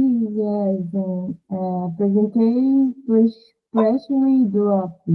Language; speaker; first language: English; non-native, learner; Portuguese